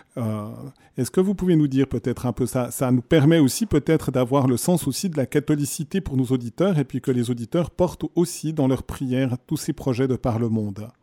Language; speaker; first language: French; native; French